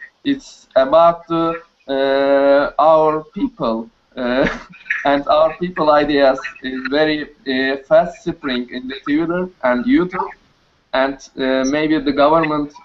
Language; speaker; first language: English; non-native, learner; Turkish